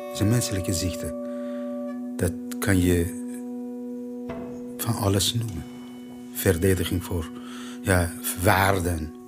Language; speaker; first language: Dutch; non-native, learner; Persian